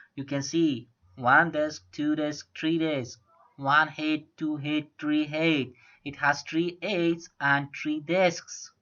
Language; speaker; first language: English; non-native, fluent; Persian